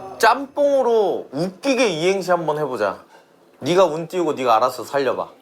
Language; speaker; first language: Korean; native; Korean